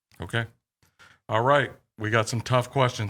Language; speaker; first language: English; native; English